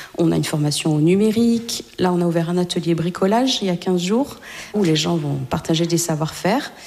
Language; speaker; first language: French; native; French